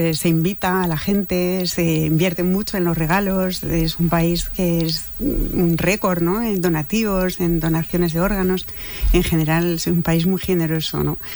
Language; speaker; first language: Spanish; non-native, fluent; French